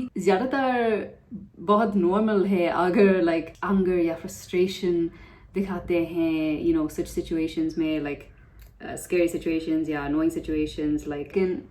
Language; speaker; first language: Hindi; non-native, learner; English